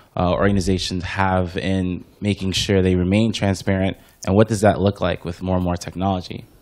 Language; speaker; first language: English; native; English